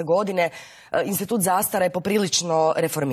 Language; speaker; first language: Croatian; native; Croatian